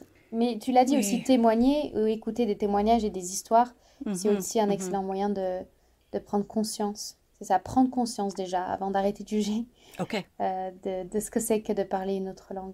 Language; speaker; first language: French; native; French